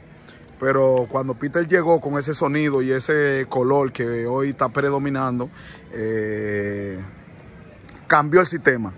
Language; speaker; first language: Spanish; native; Spanish